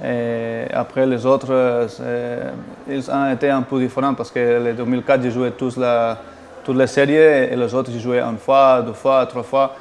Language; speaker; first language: French; non-native, fluent; Spanish